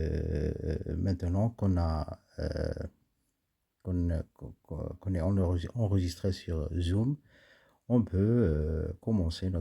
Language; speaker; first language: French; non-native, local second language; Arabic